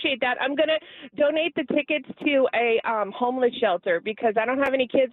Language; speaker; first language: English; native; English